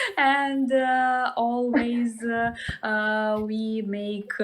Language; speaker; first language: English; non-native, learner; Serbian